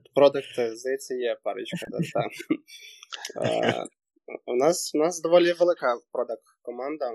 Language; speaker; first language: Ukrainian; native; Ukrainian